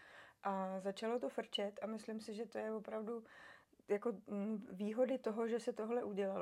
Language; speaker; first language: Czech; native; Czech